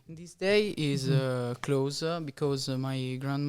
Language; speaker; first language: English; non-native, learner; Italian